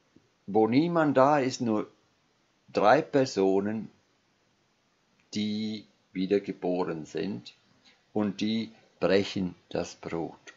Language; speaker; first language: German; non-native, fluent; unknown